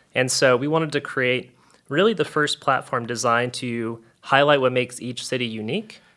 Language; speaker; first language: English; native; English